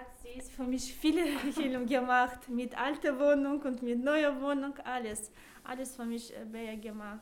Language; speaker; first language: German; non-native, learner; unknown